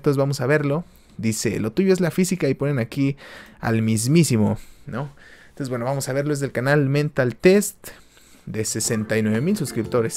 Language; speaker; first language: Spanish; native; Spanish